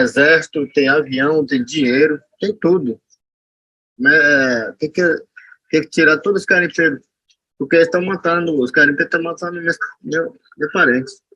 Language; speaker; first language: Portuguese; non-native, local second language; Yanomámi